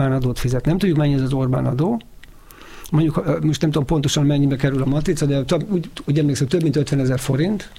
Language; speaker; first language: Hungarian; native; Hungarian